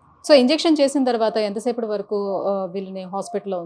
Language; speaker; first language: Telugu; non-native, fluent; Hindi